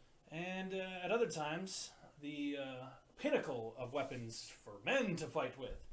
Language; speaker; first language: English; native; English